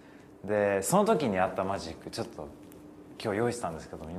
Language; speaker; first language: Japanese; early bilingual, heritage; English